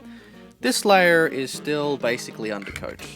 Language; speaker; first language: English; native; English